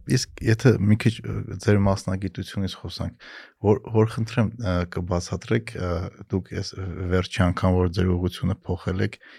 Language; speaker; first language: Armenian; native; Armenian